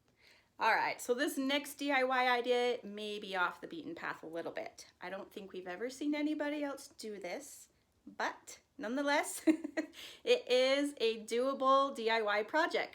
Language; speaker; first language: English; native; English